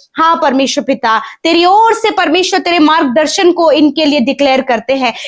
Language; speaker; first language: Hindi; native; Hindi